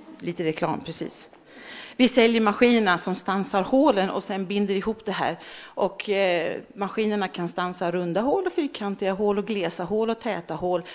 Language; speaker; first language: Swedish; early bilingual, other home language; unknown